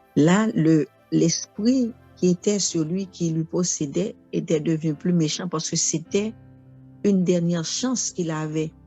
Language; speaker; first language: French; non-native, local second language; Haitian Creole